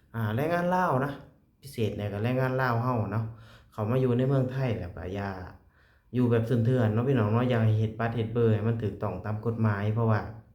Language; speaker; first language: Thai; native; Thai